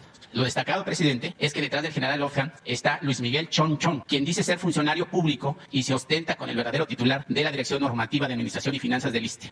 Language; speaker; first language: Spanish; native; Spanish